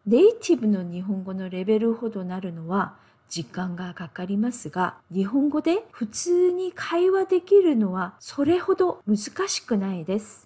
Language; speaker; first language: Japanese; non-native, fluent; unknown